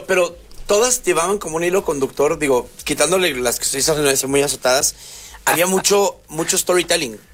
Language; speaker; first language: Spanish; native; Spanish